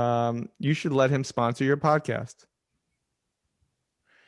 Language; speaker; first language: English; native; English